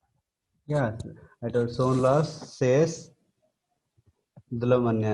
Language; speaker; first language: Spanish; non-native, learner; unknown